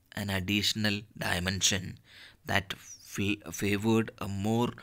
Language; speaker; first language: English; non-native, local second language; Malayalam